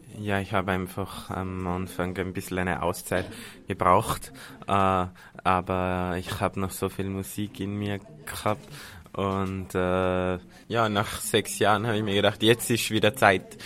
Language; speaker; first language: German; native; German